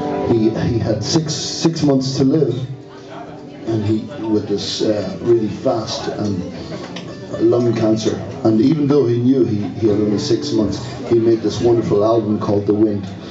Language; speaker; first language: English; native; English